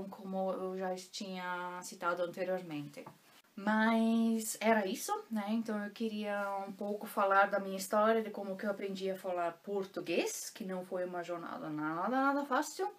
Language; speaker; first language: Portuguese; non-native, local second language; German